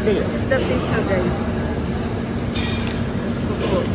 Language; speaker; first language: English; non-native, local second language; Filipino